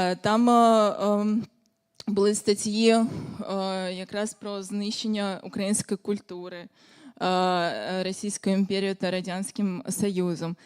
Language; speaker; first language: Ukrainian; non-native, fluent; Russian